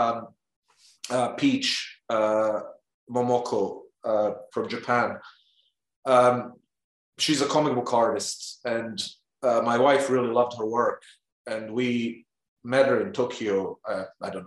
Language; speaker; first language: English; non-native, fluent; Bosnian